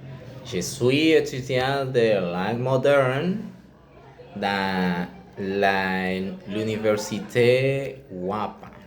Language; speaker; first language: French; non-native, learner; Spanish